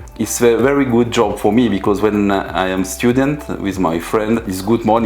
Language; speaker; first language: English; non-native, learner; French